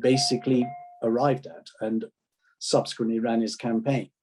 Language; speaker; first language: English; native; English